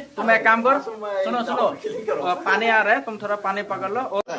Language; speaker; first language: Hindi; non-native, local second language; Assamese